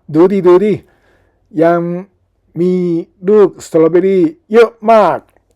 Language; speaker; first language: Thai; non-native, learner; Japanese